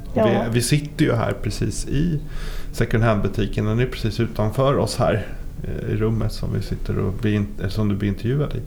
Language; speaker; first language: Swedish; native; Swedish